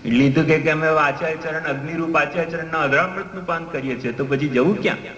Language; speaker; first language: Gujarati; non-native, local second language; Hindi